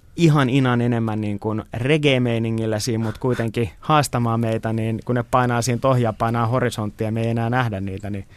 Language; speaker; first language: Finnish; native; Finnish